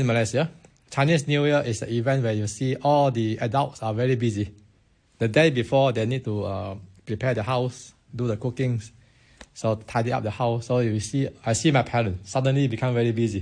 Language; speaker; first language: English; non-native, local second language; Min Nan Chinese